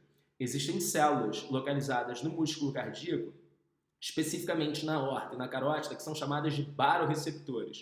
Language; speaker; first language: Portuguese; native; Portuguese